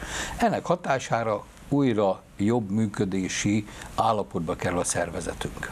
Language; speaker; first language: Hungarian; native; Hungarian